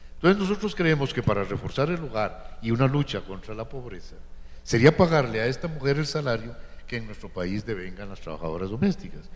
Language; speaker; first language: Spanish; native; Spanish